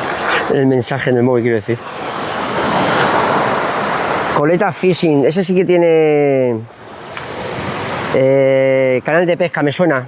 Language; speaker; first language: Spanish; native; Spanish